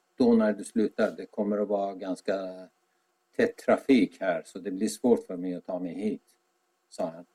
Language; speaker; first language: Swedish; non-native, fluent; Azerbaijani